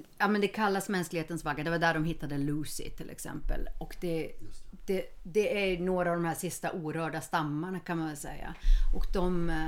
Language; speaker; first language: Swedish; early bilingual, heritage; Swedish